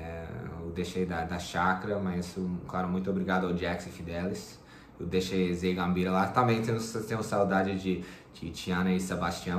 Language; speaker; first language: Portuguese; non-native, fluent; English